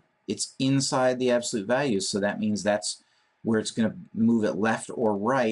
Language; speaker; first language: English; native; English